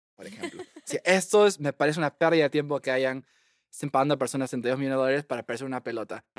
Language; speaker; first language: Spanish; native; Spanish